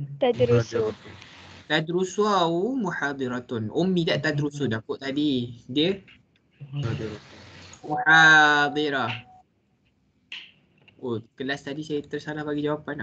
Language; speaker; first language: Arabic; non-native, fluent; Malay